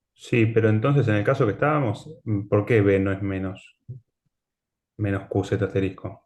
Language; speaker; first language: Spanish; native; Spanish